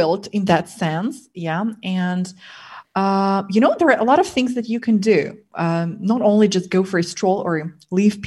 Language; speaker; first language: English; non-native, fluent; Russian